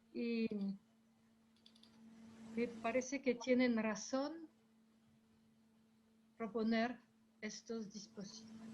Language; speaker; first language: Spanish; non-native, fluent; French